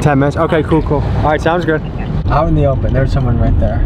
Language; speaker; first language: English; native; English